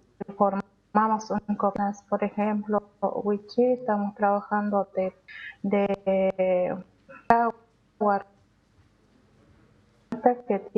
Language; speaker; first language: Spanish; non-native, local second language; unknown